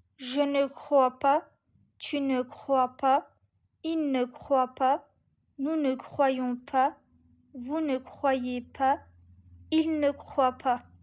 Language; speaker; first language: French; non-native, learner; Turkish